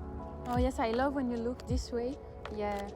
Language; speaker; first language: English; non-native, fluent; French